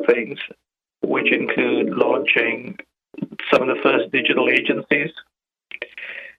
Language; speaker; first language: English; non-native, local second language; Gujarati